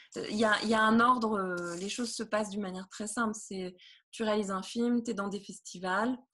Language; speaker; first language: French; native; French